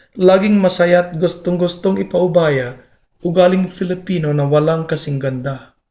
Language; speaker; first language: Filipino; non-native, local second language; Iloko